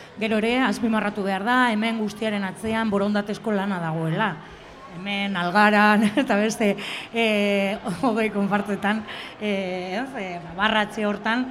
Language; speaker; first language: Basque; native; Basque